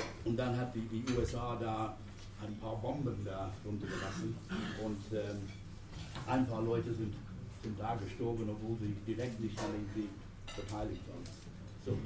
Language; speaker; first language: German; non-native, fluent; English